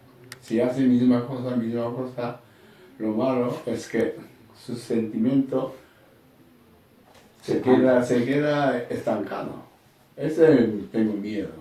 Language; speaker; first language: Spanish; non-native, learner; Japanese